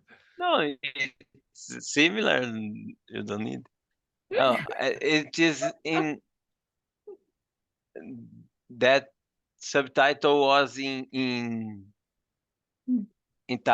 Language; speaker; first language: English; non-native, fluent; Portuguese